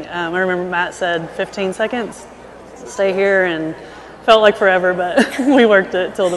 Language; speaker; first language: English; native; English